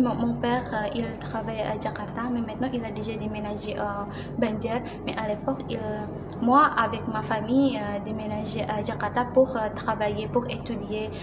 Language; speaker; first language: French; non-native, learner; Indonesian